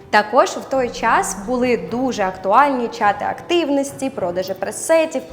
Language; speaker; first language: Ukrainian; non-native, local second language; Russian